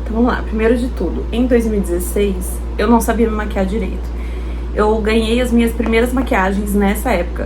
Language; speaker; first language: Portuguese; native; Portuguese